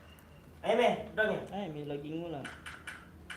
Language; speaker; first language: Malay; non-native, local second language; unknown